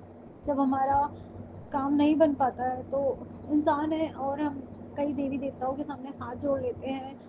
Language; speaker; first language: Hindi; native; Hindi